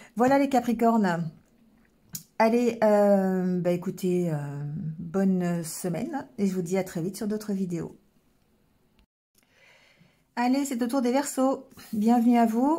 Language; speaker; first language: French; native; French